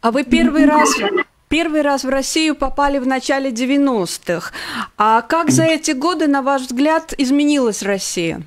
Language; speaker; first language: Russian; native; Russian